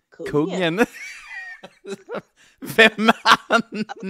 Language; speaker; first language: Swedish; native; Swedish